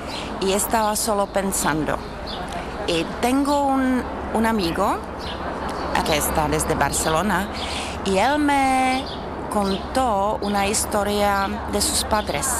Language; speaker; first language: Spanish; non-native, fluent; Czech